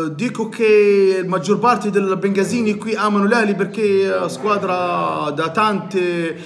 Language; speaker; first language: Italian; non-native, learner; Arabic